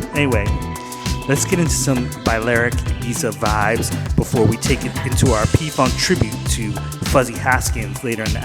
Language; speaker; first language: English; native; English